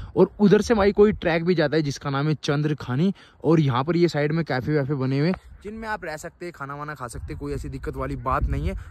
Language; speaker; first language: Hindi; native; Hindi